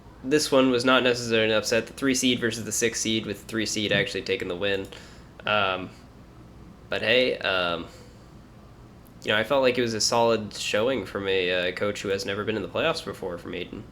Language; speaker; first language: English; native; English